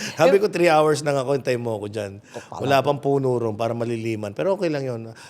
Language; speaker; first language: Filipino; non-native, local second language; Pampanga